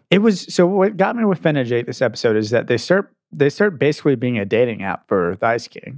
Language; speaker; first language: English; native; English